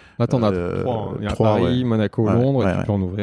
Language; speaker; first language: French; native; French